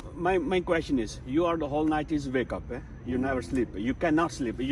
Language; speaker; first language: English; non-native, learner; Urdu